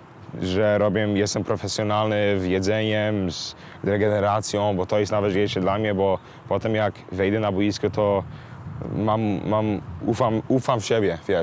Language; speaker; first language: Polish; early bilingual, heritage; English